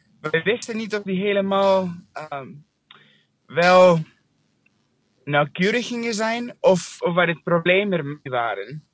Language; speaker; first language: Dutch; non-native, fluent; English